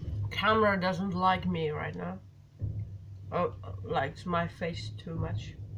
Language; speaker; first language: English; non-native, learner; Finnish